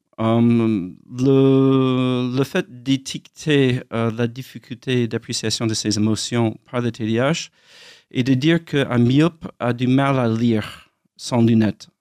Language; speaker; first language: French; non-native, fluent; English